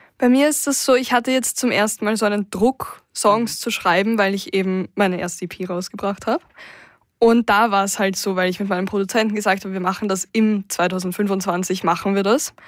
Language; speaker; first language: German; native; German